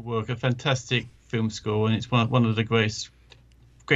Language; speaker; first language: English; native; English